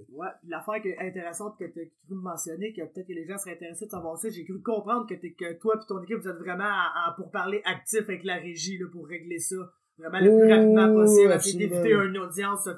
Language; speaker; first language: French; native; French